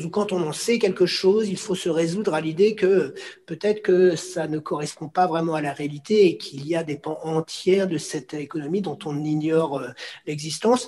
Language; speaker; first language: French; native; French